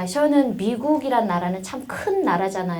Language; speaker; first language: Korean; native; Korean